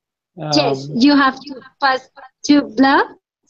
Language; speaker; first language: English; non-native, learner; Spanish